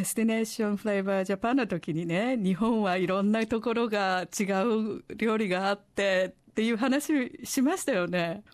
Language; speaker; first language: Japanese; native; Japanese